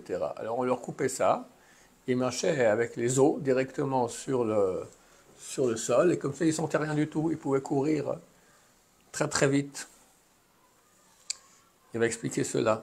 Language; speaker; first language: French; native; French